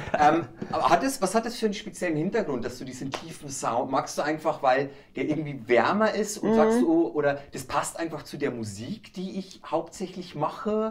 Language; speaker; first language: German; native; German